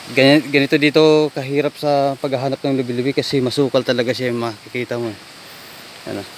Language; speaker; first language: Filipino; non-native, local second language; Bikol